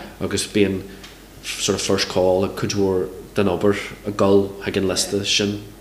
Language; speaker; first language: Irish; non-native, local second language; English